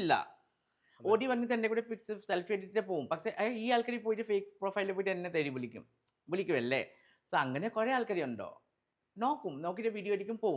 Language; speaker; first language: Malayalam; non-native, local second language; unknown